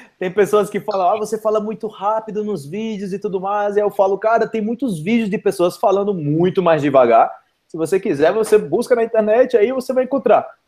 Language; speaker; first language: Portuguese; native; Portuguese